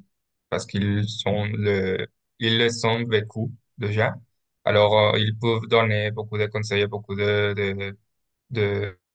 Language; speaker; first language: French; non-native, learner; Spanish